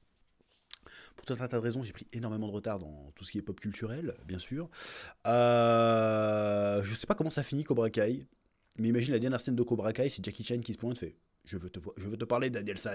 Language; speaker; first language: French; native; French